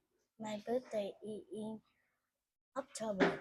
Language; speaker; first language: English; non-native, learner; Vietnamese